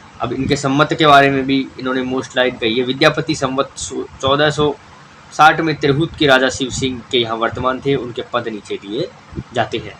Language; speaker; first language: Hindi; native; Hindi